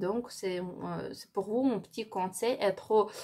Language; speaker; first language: French; non-native, learner; Ukrainian